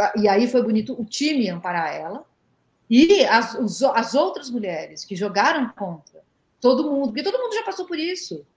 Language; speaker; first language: Portuguese; native; Portuguese